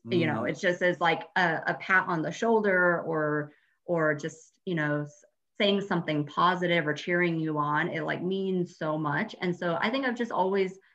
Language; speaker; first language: English; native; English